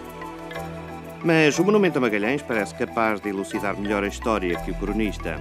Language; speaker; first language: Portuguese; native; Portuguese